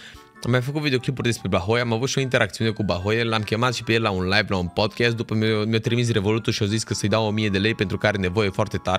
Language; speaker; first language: Romanian; native; Romanian